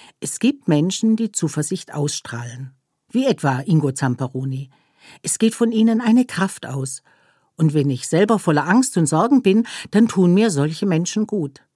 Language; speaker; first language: German; native; German